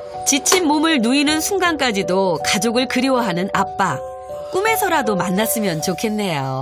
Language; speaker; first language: Korean; native; Korean